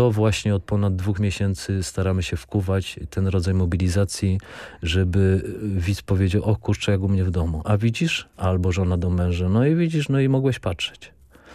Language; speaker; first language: Polish; native; Polish